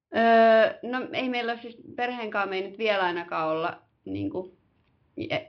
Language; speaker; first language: Finnish; early bilingual, other home language; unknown